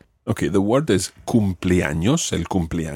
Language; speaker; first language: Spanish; non-native, fluent; English